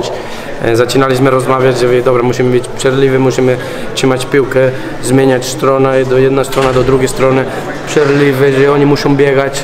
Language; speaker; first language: Polish; non-native, learner; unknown